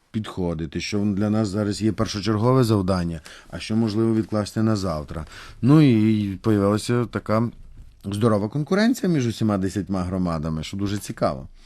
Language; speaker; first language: Ukrainian; native; Ukrainian